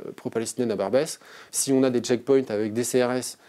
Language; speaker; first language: French; native; French